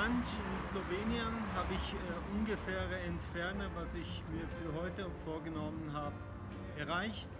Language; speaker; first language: German; non-native, fluent; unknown